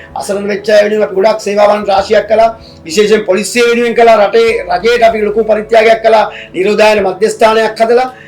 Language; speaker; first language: Sinhala; native; Sinhala